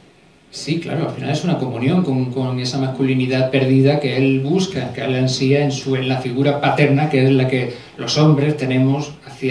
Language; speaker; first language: Spanish; native; Spanish